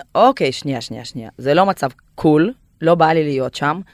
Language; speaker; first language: Hebrew; non-native, fluent; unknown